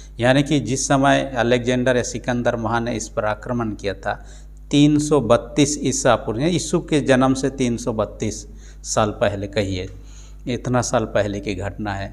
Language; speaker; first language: Hindi; non-native, local second language; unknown